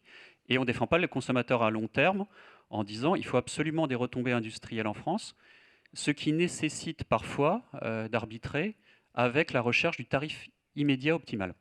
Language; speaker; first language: French; native; French